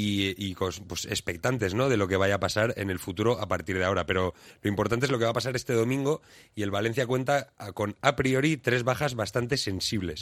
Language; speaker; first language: Spanish; native; Spanish